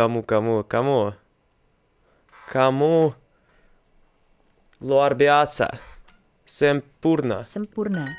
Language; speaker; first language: Indonesian; non-native, learner; Russian